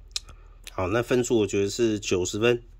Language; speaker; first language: Chinese; native; Chinese